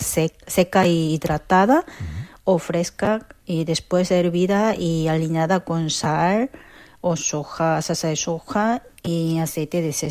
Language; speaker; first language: Spanish; non-native, fluent; Korean